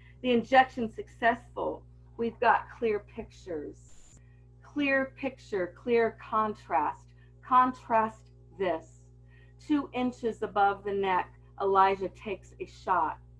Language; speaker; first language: English; native; English